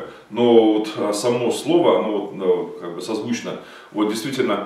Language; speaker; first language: Russian; native; Russian